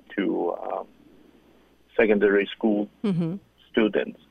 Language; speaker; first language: English; non-native, local second language; Cantonese